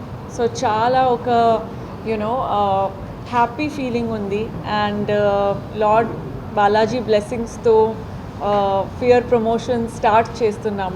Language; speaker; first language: Telugu; non-native, fluent; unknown